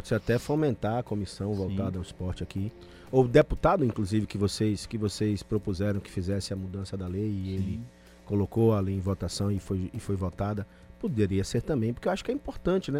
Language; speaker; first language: Portuguese; native; Portuguese